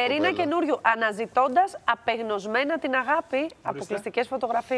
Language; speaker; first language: Greek; native; Greek